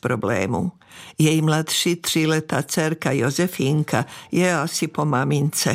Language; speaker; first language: Czech; non-native, fluent; Serbian